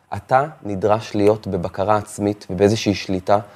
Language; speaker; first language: Hebrew; native; Hebrew